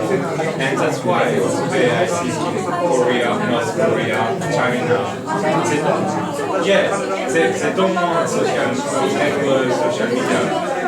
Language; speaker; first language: English; non-native, fluent; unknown